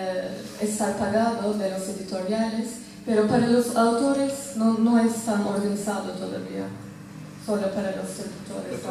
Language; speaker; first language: Spanish; non-native, fluent; Turkish